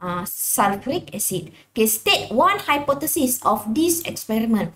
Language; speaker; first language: English; non-native, local second language; Malay